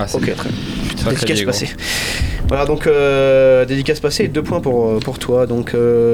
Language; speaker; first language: French; native; French